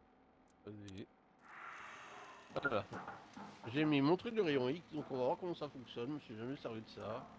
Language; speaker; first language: French; native; French